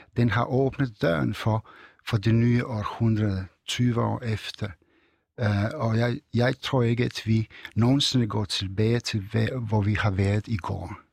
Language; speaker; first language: Danish; non-native, fluent; Serbian